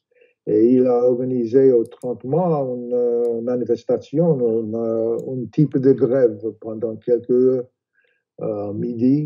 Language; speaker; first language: French; non-native, fluent; English